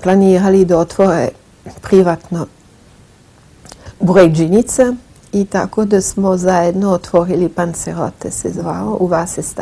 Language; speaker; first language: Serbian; non-native, fluent; French